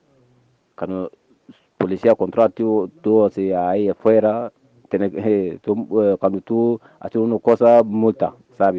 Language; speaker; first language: Spanish; non-native, learner; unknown